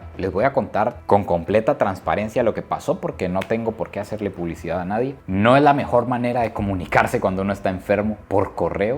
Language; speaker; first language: Spanish; native; Spanish